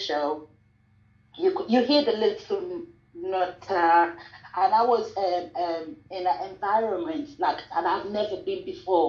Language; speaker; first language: English; non-native, local second language; Krio